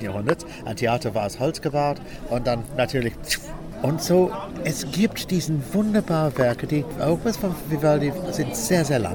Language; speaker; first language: German; non-native, learner; English